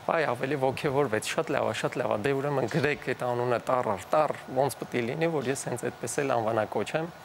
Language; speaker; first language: Armenian; native; Armenian